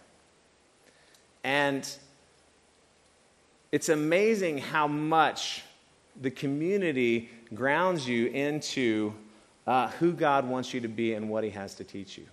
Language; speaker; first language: English; native; English